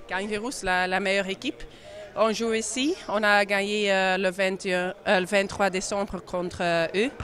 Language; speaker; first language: French; non-native, local second language; Dutch